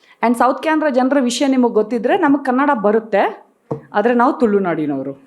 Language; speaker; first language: Kannada; early bilingual, heritage; Tulu